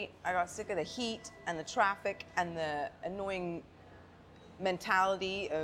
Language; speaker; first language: English; native; English